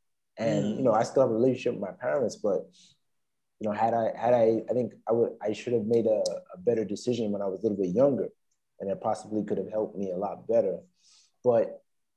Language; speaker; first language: English; native; English